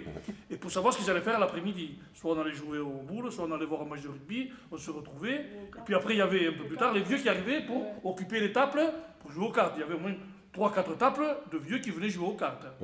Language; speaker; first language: French; native; French